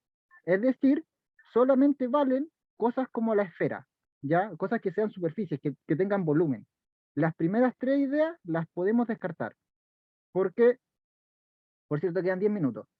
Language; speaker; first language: Spanish; native; Spanish